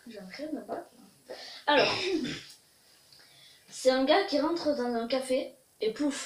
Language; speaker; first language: French; native; French